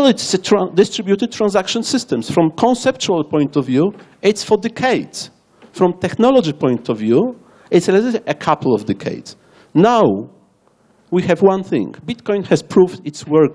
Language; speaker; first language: English; non-native, fluent; Polish